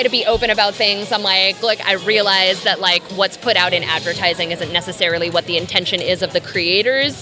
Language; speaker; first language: English; native; English